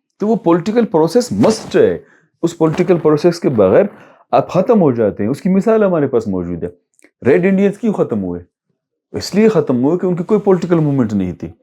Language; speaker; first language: Urdu; non-native, local second language; Baluchi